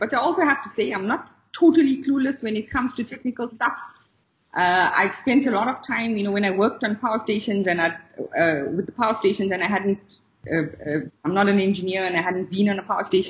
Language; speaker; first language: English; native; English